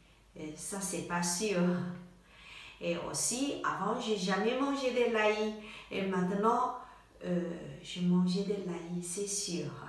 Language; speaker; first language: French; non-native, learner; Chinese